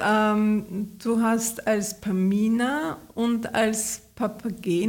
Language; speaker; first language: German; native; German